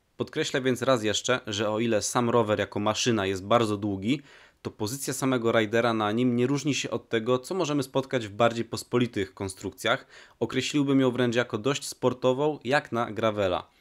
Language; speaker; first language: Polish; native; Polish